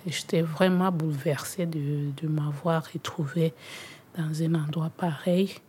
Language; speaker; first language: French; non-native, local second language; Swahili